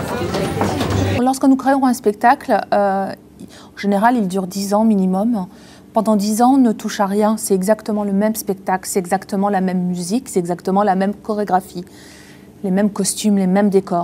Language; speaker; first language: French; native; French